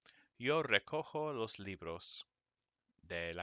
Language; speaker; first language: Spanish; non-native, fluent; English